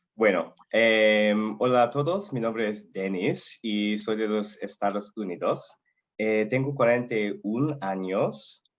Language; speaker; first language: Spanish; non-native, learner; English